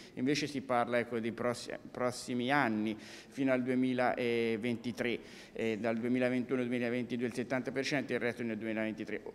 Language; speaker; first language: Italian; native; Italian